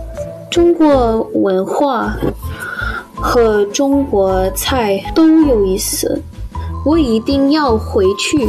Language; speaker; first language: Chinese; non-native, learner; English